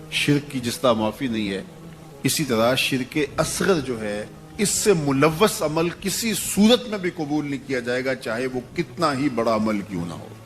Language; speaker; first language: Urdu; non-native, local second language; Punjabi